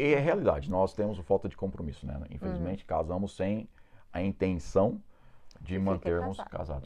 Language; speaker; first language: Portuguese; non-native, fluent; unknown